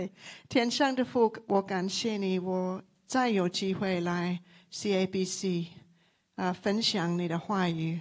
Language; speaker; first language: Chinese; non-native, local second language; English